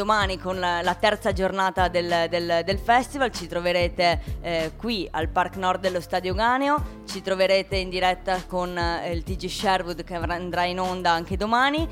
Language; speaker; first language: Italian; native; Italian